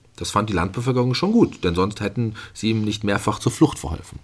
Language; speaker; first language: German; native; German